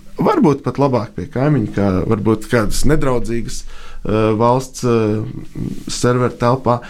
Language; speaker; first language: Latvian; native; Latvian